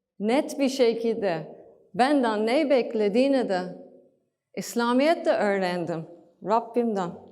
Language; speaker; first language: Turkish; non-native, fluent; English